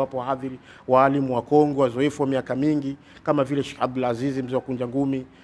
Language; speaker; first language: Swahili; native; Swahili